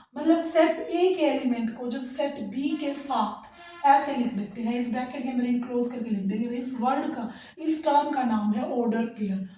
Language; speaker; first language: Hindi; native; Hindi